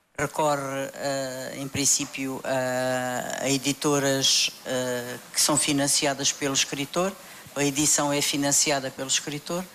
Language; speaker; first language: Portuguese; native; Portuguese